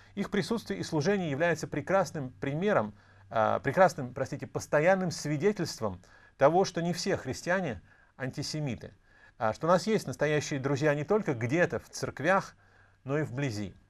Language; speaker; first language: Russian; native; Russian